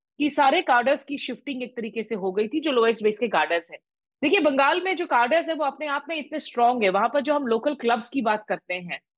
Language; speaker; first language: Hindi; native; Hindi